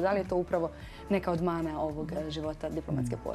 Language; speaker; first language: Croatian; native; Croatian